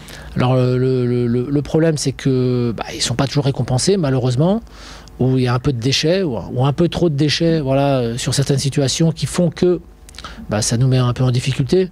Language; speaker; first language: French; native; French